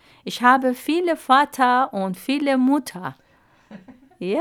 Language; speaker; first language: German; non-native, learner; Arabic